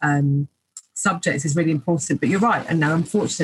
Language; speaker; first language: English; native; English